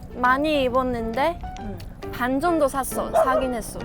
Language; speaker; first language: Korean; non-native, fluent; Chinese